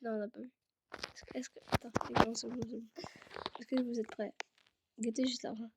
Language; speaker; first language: French; native; French